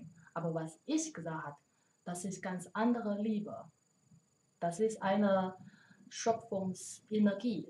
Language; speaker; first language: German; non-native, learner; Chinese